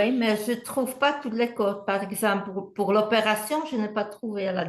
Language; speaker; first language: French; non-native, fluent; Czech